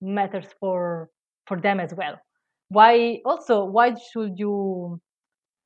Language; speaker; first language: English; non-native, fluent; Italian